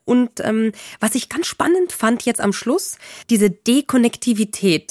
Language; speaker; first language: German; native; German